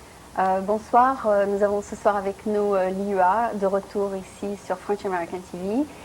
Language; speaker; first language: French; native; French